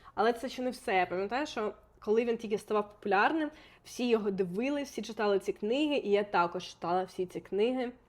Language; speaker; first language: Ukrainian; non-native, local second language; Russian